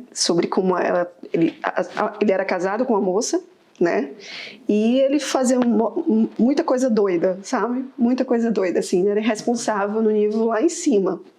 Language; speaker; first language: Portuguese; native; Portuguese